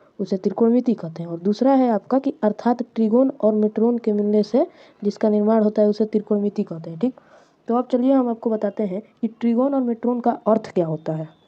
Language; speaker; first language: Hindi; native; Hindi